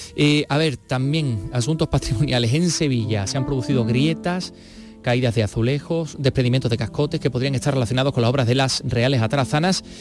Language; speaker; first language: Spanish; native; Spanish